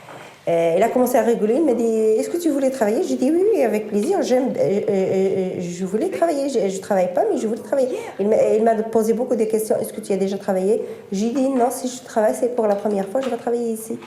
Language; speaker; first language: French; non-native, fluent; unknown